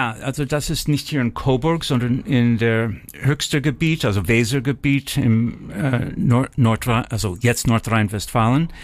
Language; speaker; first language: German; early bilingual, heritage; German